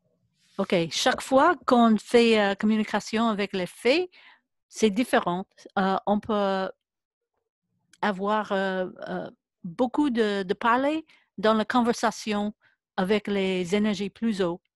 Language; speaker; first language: French; non-native, learner; English